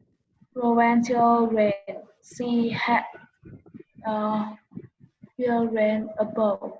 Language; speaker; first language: English; non-native, learner; Vietnamese